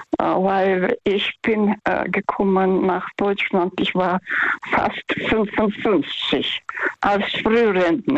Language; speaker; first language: German; non-native, fluent; Russian